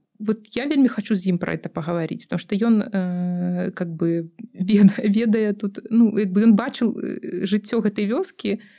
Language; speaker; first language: Belarusian; non-native, local second language; Russian